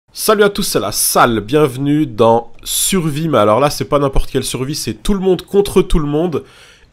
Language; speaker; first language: French; native; French